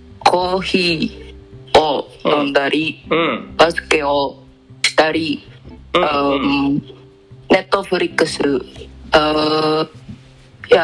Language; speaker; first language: Japanese; non-native, learner; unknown